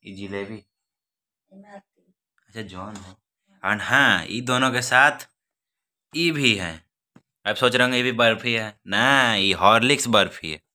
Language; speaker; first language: Hindi; native; Hindi